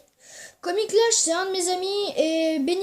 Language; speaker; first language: French; native; French